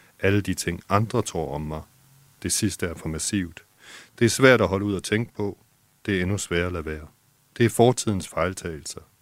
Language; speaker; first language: Danish; native; Danish